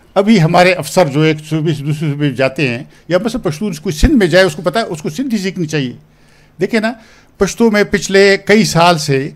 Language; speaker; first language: Urdu; non-native, local second language; Pashto